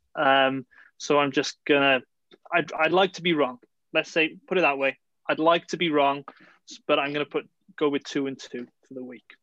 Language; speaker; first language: English; native; English